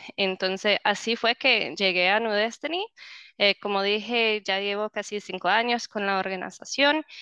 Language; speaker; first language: Spanish; non-native, fluent; English